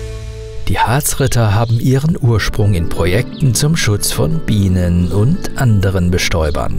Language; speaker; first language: German; native; German